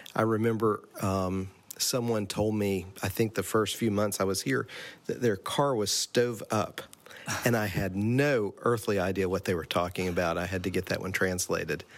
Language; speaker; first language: English; native; English